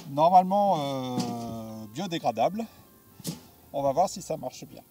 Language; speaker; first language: French; native; French